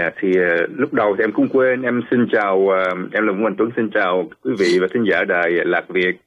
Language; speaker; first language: Vietnamese; early bilingual, heritage; Vietnamese